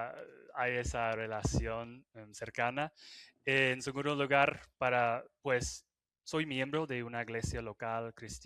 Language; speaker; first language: Spanish; non-native, fluent; English